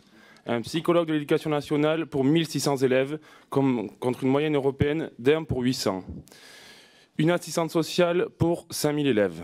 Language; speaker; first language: French; native; French